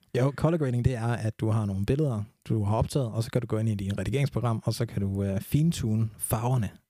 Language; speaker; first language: Danish; early bilingual, other home language; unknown